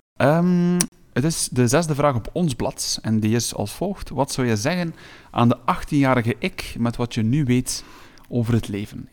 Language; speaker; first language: Dutch; native; Dutch